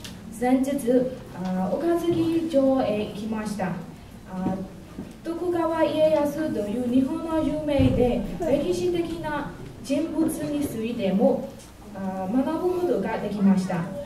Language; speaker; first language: Japanese; non-native, learner; Burmese